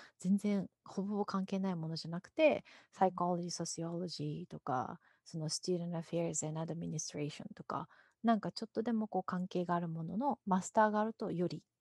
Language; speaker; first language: Japanese; native; Japanese